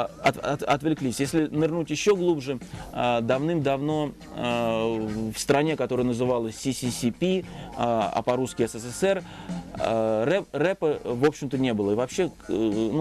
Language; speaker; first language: Russian; native; Russian